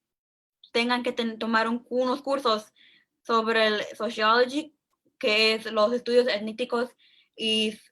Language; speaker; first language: Spanish; early bilingual, heritage; Spanish